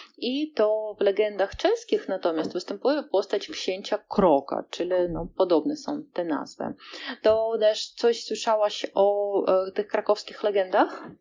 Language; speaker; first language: Polish; non-native, fluent; Russian